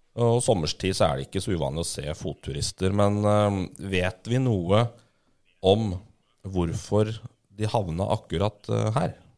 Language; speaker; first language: Norwegian; native; Norwegian